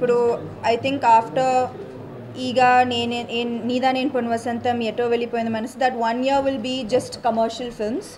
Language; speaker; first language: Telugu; non-native, local second language; Tamil